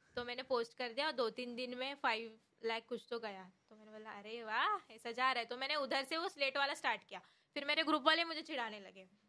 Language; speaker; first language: Hindi; non-native, local second language; Marathi